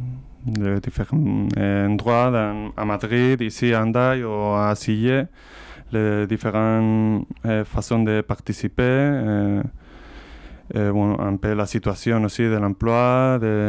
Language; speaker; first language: French; non-native, learner; Spanish